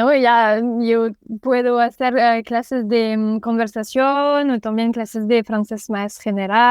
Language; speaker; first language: Spanish; non-native, fluent; French